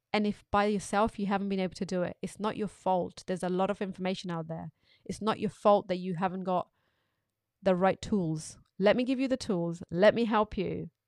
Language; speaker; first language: English; non-native, local second language; Urdu